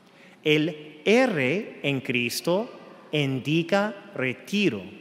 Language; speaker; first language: Spanish; non-native, fluent; English